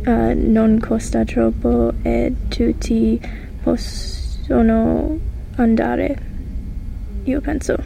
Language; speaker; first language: Italian; non-native, learner; English